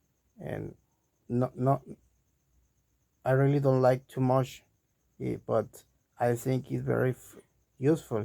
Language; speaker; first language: English; non-native, learner; Spanish